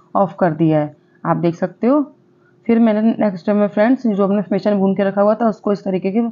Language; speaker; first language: Hindi; non-native, local second language; Gujarati